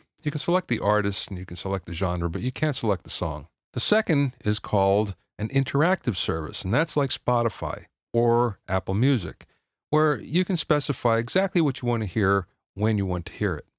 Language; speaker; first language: English; native; English